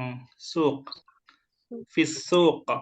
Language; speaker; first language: Arabic; non-native, fluent; Indonesian